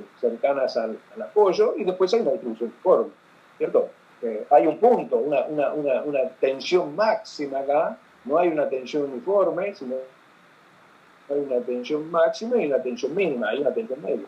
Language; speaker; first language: Spanish; native; Spanish